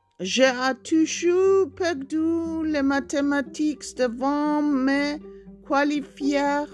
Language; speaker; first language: French; non-native, learner; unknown